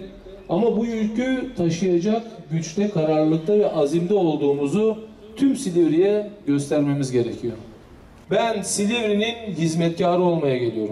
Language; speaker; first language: Turkish; native; Turkish